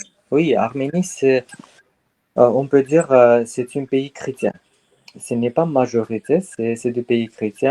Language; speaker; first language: French; non-native, learner; Armenian